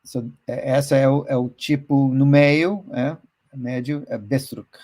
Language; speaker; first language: Portuguese; non-native, fluent; English